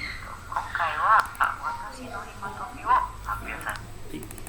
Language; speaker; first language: Japanese; non-native, learner; Indonesian